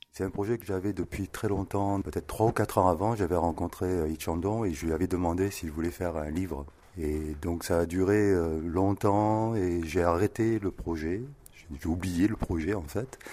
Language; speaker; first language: French; native; French